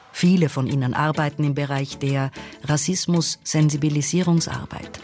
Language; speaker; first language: German; native; German